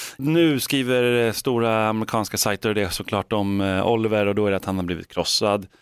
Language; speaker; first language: Swedish; native; Swedish